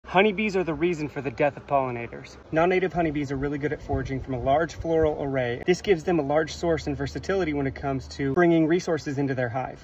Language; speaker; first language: English; native; English